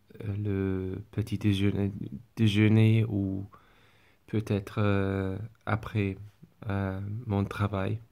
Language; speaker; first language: French; non-native, learner; English